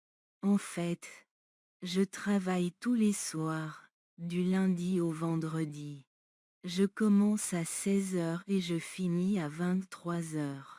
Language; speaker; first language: French; non-native, learner; Bangla